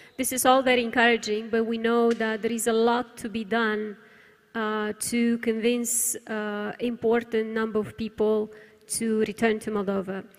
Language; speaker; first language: English; non-native, fluent; Romanian